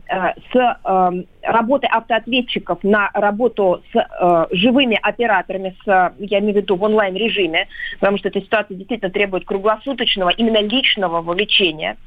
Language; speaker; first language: Russian; native; Russian